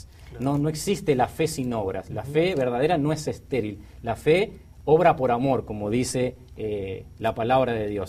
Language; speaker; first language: Spanish; native; Spanish